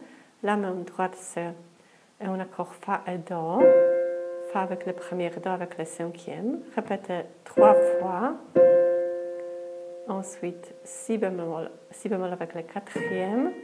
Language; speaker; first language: French; non-native, fluent; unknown